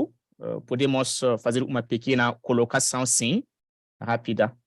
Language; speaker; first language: Portuguese; non-native, fluent; French